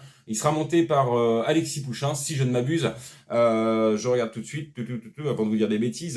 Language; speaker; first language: French; native; French